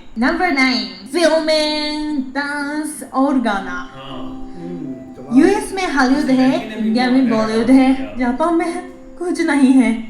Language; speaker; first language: Hindi; non-native, fluent; Japanese